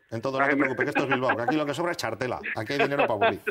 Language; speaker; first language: Spanish; native; Spanish